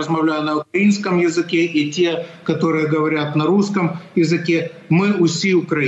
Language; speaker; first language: Ukrainian; non-native, local second language; Russian